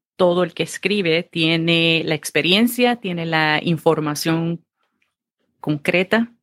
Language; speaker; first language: Spanish; native; Spanish